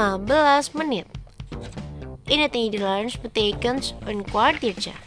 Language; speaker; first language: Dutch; non-native, learner; Indonesian